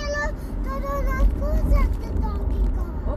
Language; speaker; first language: Spanish; early bilingual, other home language; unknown